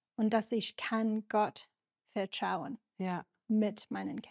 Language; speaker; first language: German; non-native, learner; English